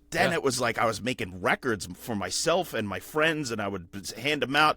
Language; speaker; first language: English; native; English